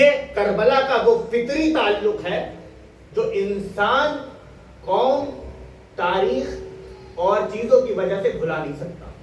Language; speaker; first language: Urdu; native; Urdu